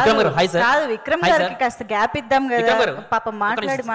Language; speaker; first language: Telugu; native; Telugu